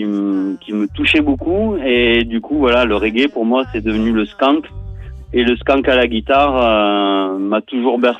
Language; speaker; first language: French; non-native, local second language; English